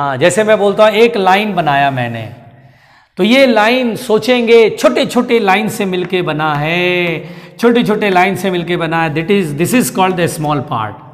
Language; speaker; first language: Hindi; native; Hindi